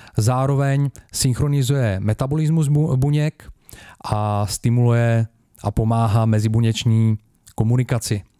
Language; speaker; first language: Czech; native; Czech